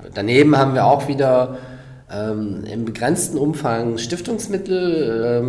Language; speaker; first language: German; native; German